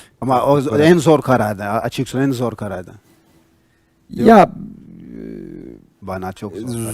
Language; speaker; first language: Turkish; non-native, learner; Portuguese